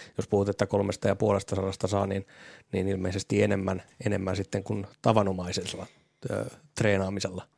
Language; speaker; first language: Finnish; native; Finnish